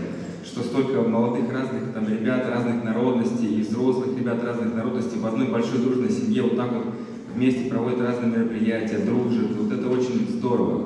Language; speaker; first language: Russian; native; Russian